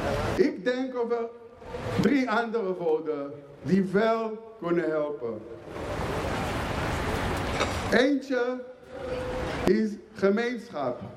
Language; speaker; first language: Dutch; non-native, fluent; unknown